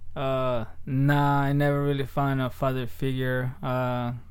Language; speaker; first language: English; early bilingual, other home language; Spanish